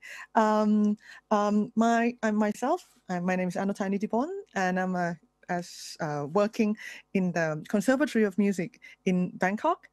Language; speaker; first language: English; non-native, fluent; Thai